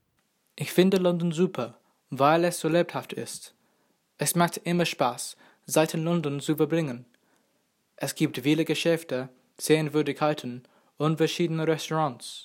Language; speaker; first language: German; non-native, learner; English